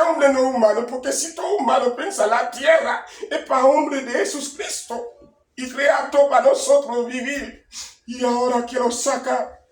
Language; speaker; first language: Spanish; non-native, learner; Haitian Creole